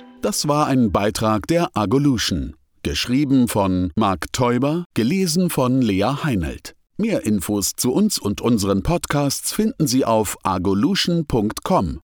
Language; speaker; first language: German; native; German